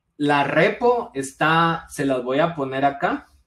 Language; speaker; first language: Spanish; native; Spanish